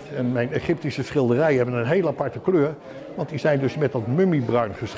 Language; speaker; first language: Dutch; native; Dutch